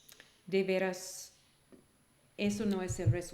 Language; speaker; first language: Spanish; non-native, fluent; English